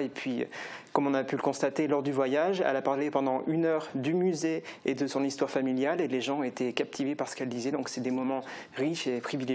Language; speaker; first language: French; native; French